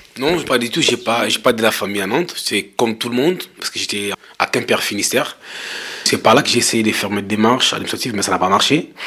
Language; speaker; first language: French; non-native, local second language; Lingala